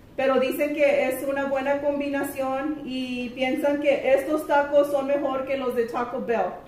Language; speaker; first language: Spanish; early bilingual, heritage; Spanish